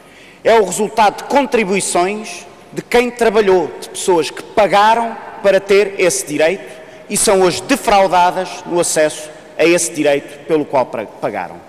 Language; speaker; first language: Portuguese; native; Portuguese